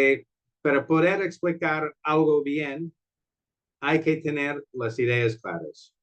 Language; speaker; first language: Spanish; non-native, fluent; English